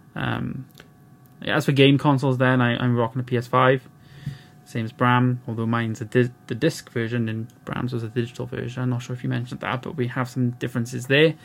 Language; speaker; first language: English; native; English